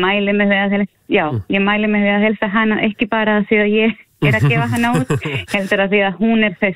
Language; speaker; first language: Icelandic; non-native, fluent; Spanish